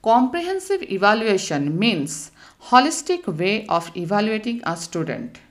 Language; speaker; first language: English; non-native, local second language; Bangla